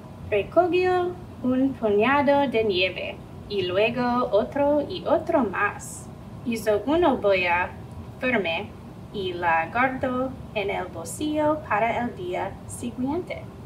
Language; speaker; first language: Spanish; non-native, fluent; English